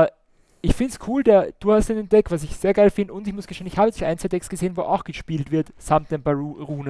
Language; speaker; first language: German; native; German